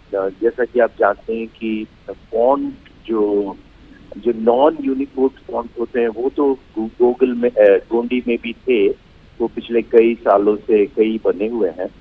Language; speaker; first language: Hindi; non-native, local second language; Bangla